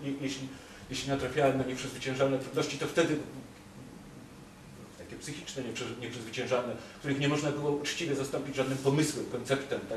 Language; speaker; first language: Polish; native; Polish